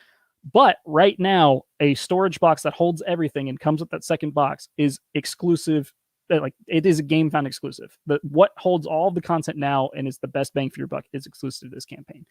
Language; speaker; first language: English; native; English